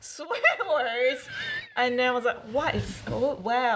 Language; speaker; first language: English; non-native, learner; Japanese